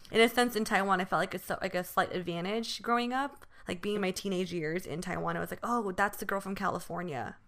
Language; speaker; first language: English; early bilingual, other home language; Chinese